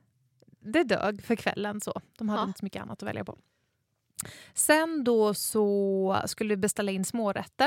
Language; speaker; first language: Swedish; native; Swedish